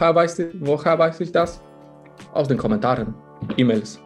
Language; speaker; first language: German; non-native, fluent; Polish